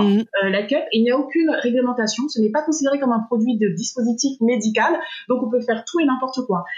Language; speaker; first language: French; native; French